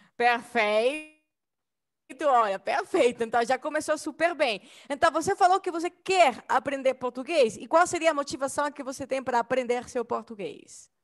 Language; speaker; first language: Portuguese; non-native, fluent; Spanish